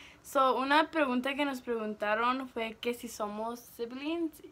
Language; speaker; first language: Spanish; early bilingual, heritage; Spanish